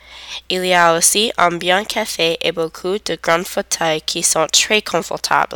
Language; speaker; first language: French; non-native, learner; English